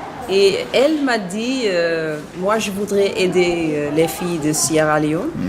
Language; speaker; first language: French; non-native, learner; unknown